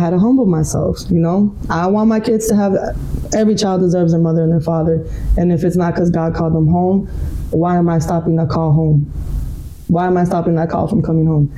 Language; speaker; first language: English; native; English